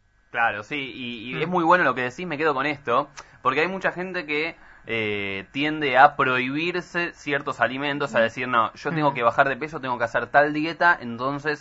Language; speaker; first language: Spanish; native; Spanish